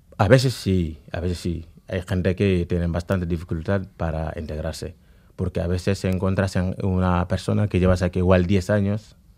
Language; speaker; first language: Spanish; non-native, fluent; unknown